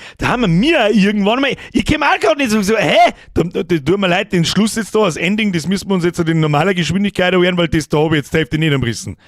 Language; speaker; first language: German; native; German